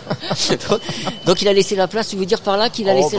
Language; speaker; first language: French; native; French